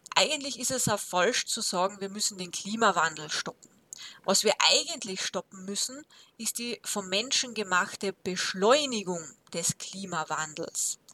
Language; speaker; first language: German; native; German